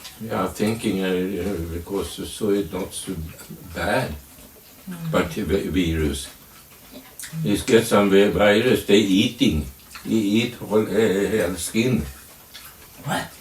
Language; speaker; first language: English; non-native, learner; Swedish